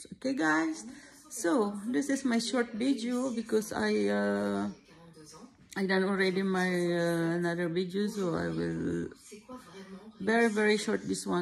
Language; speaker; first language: English; non-native, learner; Filipino